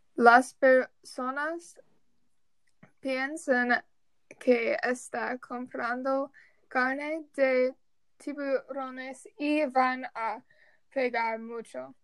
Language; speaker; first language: Spanish; non-native, learner; English